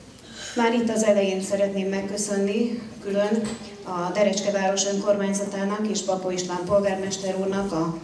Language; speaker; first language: Hungarian; native; Hungarian